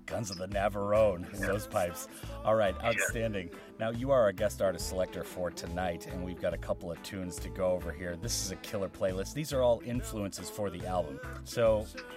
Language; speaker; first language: English; native; English